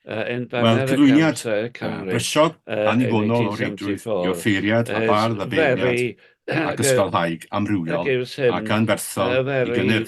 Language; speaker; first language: Welsh; native; Welsh